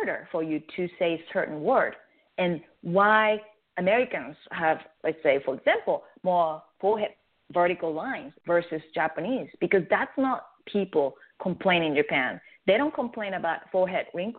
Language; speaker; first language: English; non-native, fluent; Japanese